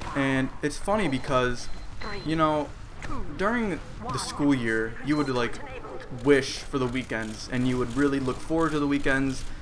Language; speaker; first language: English; native; English